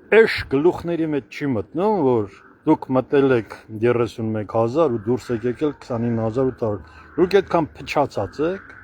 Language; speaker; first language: Armenian; native; Armenian